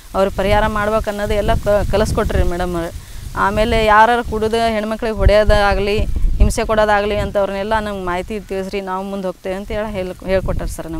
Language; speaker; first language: Kannada; non-native, local second language; Lambadi